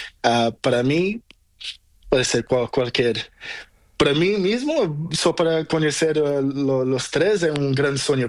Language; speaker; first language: Spanish; non-native, learner; Portuguese